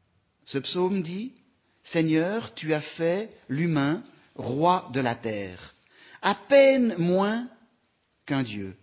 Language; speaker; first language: French; native; French